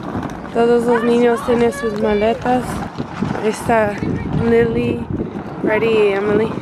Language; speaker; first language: Spanish; early bilingual, heritage; Spanish